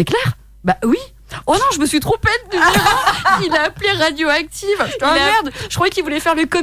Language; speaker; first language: French; native; French